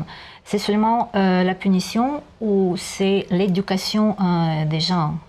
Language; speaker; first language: French; non-native, learner; Russian